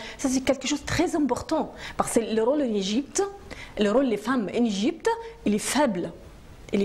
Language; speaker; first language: French; non-native, learner; Arabic